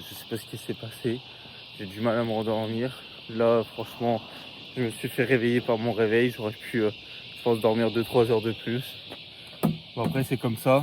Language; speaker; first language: French; native; French